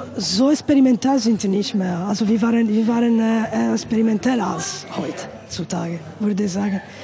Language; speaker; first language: German; non-native, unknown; Italian